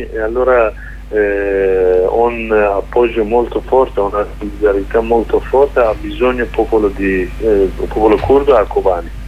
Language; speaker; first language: Italian; non-native, learner; Kurdish